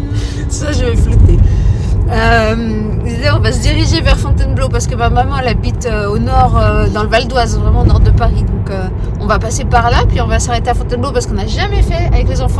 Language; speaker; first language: French; native; French